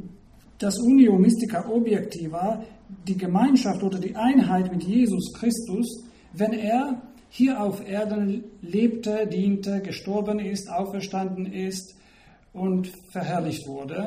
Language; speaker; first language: German; non-native, fluent; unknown